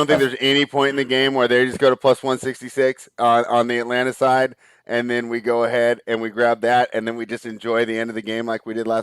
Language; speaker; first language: English; native; English